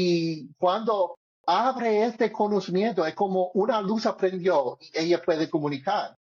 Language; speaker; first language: Spanish; non-native, learner; English